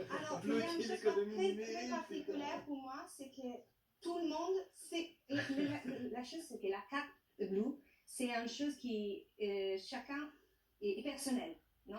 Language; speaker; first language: French; non-native, fluent; Italian